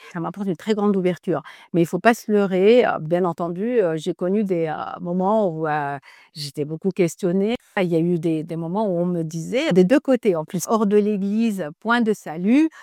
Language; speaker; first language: French; non-native, local second language; Arabic